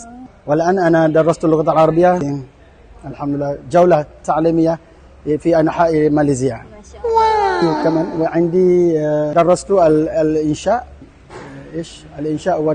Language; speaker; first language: Arabic; non-native, fluent; Malay